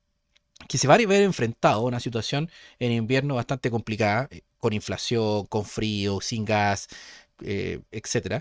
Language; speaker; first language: Spanish; native; Spanish